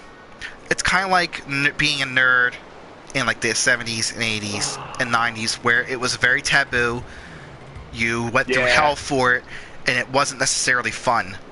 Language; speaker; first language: English; native; English